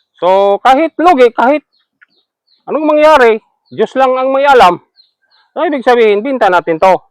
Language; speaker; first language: Filipino; non-native, local second language; Cebuano